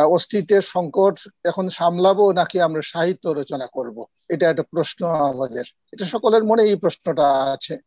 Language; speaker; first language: Bangla; non-native, local second language; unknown